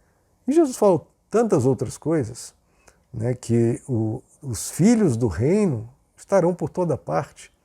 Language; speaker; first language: Portuguese; native; Portuguese